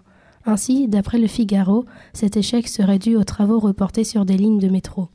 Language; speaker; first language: French; native; French